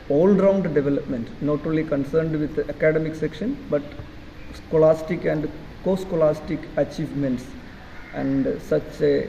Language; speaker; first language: English; non-native, local second language; Malayalam